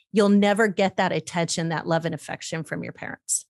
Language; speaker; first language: English; native; English